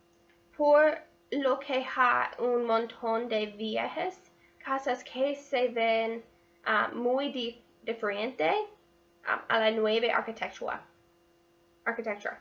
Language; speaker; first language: Spanish; non-native, learner; English